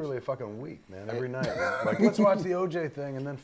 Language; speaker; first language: English; native; English